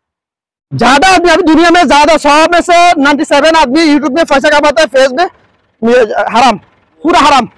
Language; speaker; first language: Hindi; non-native, learner; Bangla